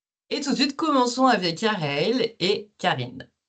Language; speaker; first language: French; native; French